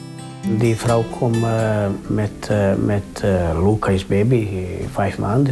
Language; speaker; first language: Dutch; non-native, learner; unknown